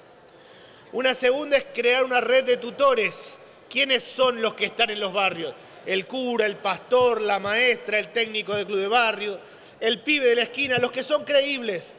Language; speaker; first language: Spanish; native; Spanish